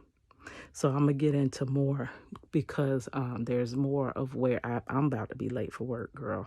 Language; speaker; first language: English; native; English